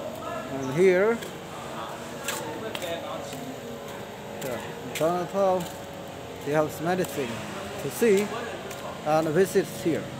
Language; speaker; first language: English; non-native, learner; Lao